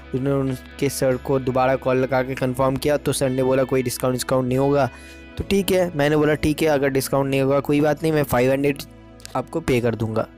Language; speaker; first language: Hindi; non-native, local second language; Bangla